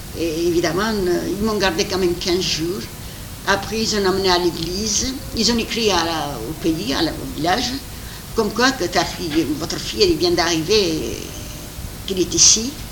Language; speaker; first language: French; non-native, fluent; Armenian